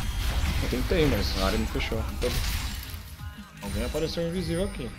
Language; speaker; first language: Portuguese; native; Portuguese